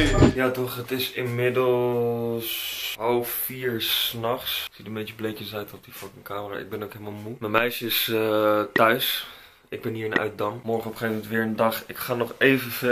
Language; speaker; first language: Dutch; native; Dutch